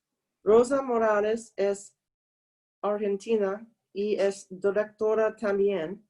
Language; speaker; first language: Spanish; non-native, learner; English